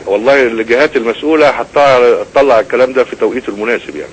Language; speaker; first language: Arabic; native; Arabic